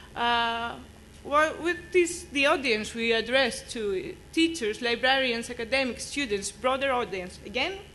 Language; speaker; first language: English; non-native, fluent; Greek